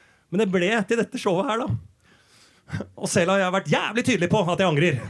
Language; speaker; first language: Norwegian; native; Norwegian